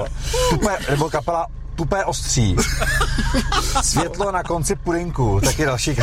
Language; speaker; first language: Czech; native; Czech